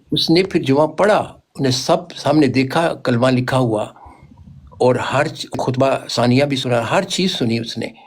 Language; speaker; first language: Urdu; non-native, local second language; Punjabi